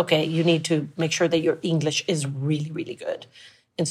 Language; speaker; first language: English; non-native, fluent; Spanish